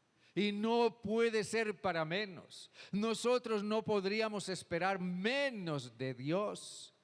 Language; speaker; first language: Spanish; native; Spanish